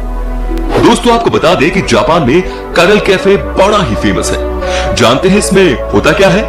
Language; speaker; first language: Hindi; native; Hindi